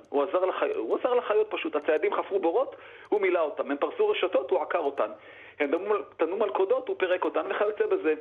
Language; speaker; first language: Hebrew; native; Hebrew